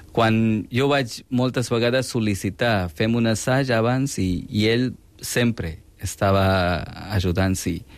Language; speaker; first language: Catalan; non-native, fluent; Hindi